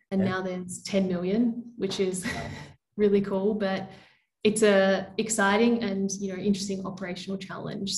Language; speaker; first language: English; native; English